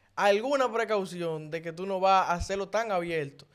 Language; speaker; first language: Spanish; native; Spanish